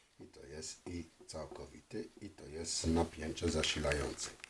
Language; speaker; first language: Polish; non-native, fluent; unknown